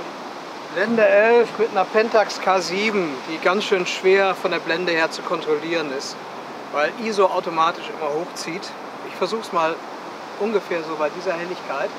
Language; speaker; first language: German; native; German